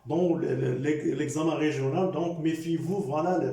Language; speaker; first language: French; non-native, local second language; Arabic